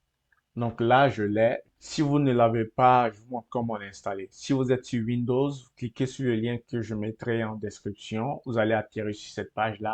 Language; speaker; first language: French; native; French